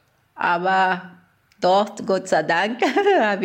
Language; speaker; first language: German; non-native, fluent; Portuguese